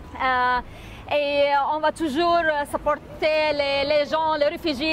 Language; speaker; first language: French; non-native, learner; Arabic